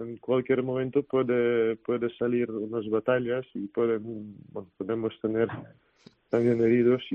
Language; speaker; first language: Spanish; non-native, fluent; Ukrainian